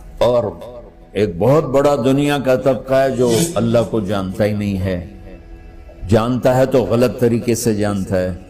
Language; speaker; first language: Urdu; non-native, local second language; Punjabi